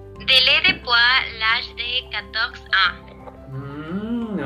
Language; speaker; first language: French; non-native, learner; Spanish